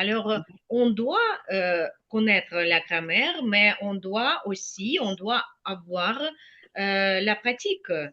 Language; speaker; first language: French; non-native, fluent; Ukrainian